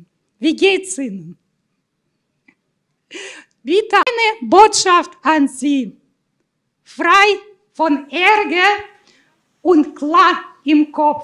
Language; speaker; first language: German; non-native, fluent; Russian